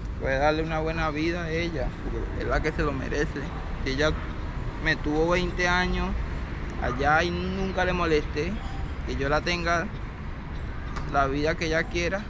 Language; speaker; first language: Spanish; native; Spanish